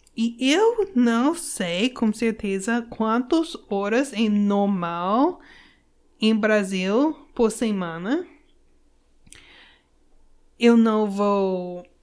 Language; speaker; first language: Portuguese; non-native, learner; English